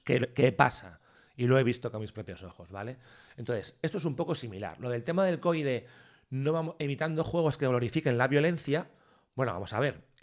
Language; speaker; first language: Spanish; native; Spanish